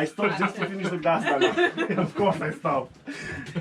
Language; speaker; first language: English; non-native, learner; Albanian